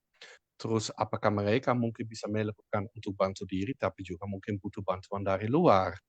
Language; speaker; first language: Indonesian; non-native, fluent; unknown